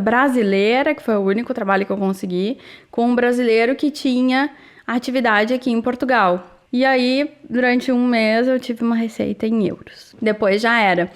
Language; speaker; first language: Portuguese; native; Portuguese